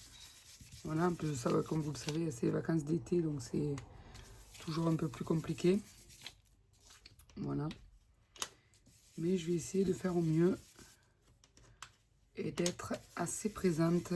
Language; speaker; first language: French; native; French